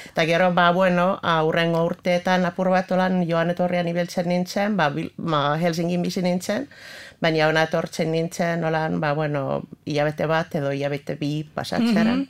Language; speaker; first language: Basque; non-native, fluent; Finnish